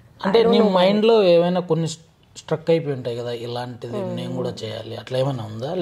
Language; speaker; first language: Telugu; native; Telugu